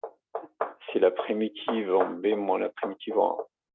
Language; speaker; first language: French; native; French